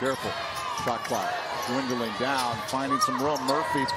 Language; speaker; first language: English; native; English